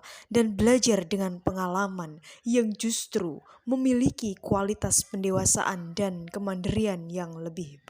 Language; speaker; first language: Indonesian; native; Indonesian